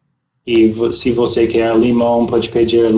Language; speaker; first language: Portuguese; non-native, learner; English